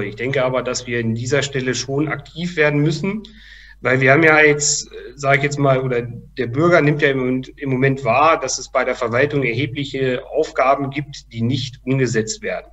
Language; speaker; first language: German; native; German